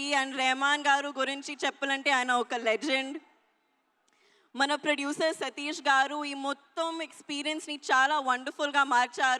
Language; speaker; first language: Telugu; non-native, learner; Hindi